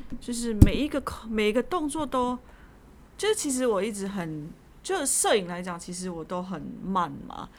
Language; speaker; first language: Chinese; native; Chinese